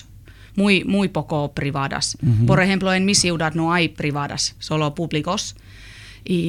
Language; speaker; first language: Spanish; non-native, learner; Finnish